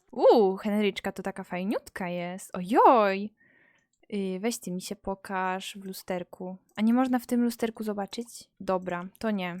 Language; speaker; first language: Polish; native; Polish